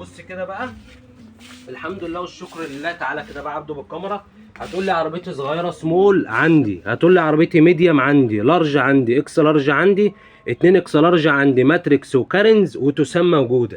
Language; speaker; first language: Arabic; native; Arabic